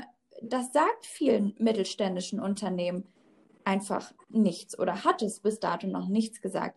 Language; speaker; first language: German; native; German